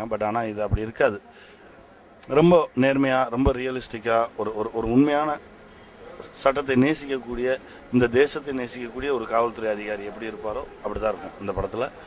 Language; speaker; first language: Tamil; native; Tamil